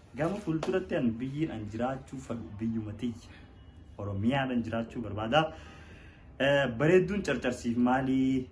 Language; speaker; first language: Oromo; native; Oromo